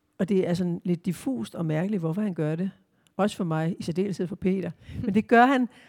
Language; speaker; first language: Danish; native; Danish